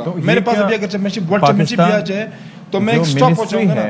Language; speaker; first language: Urdu; native; Urdu